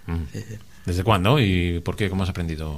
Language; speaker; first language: Spanish; native; Spanish